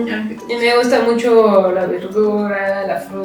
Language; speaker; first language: Spanish; non-native, fluent; French